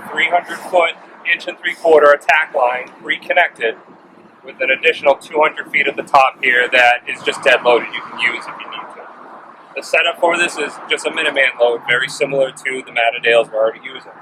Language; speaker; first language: English; native; English